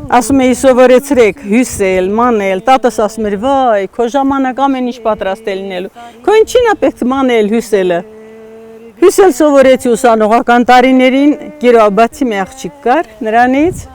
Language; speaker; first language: Armenian; native; Armenian